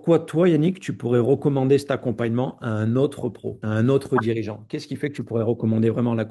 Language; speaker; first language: French; native; French